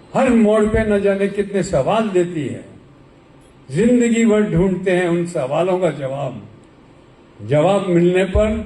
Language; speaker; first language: Hindi; non-native, local second language; Marathi